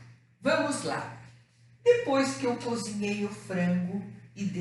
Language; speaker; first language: Portuguese; native; Portuguese